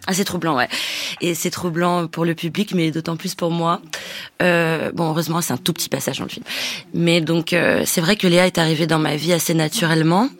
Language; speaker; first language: French; native; French